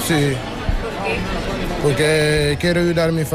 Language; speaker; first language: Spanish; non-native, learner; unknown